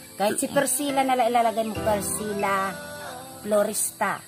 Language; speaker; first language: Filipino; non-native, local second language; Bikol